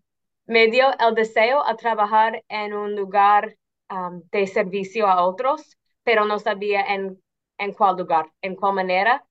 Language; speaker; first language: Spanish; non-native, fluent; English